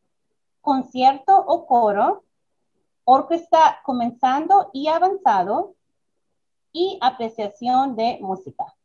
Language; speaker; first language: Spanish; early bilingual, other home language; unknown